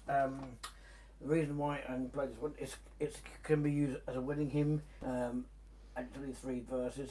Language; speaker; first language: English; native; English